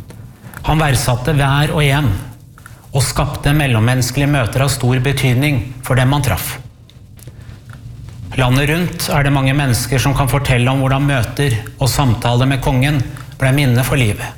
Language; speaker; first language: Norwegian; native; Norwegian